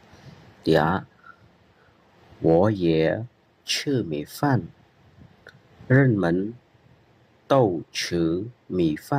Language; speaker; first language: Chinese; non-native, fluent; Khmer